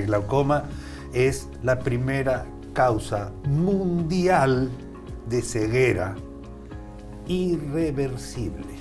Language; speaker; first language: Spanish; native; Spanish